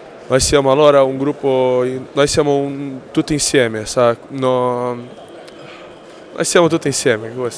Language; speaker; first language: Italian; non-native, learner; Portuguese